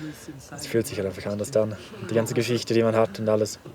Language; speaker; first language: German; native; German